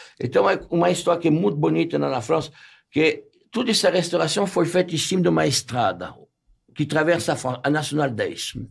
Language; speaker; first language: Portuguese; non-native, fluent; French